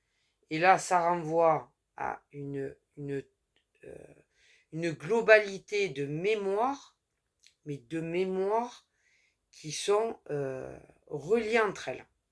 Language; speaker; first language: French; native; French